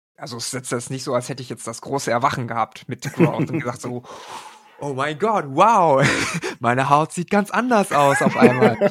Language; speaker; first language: German; native; German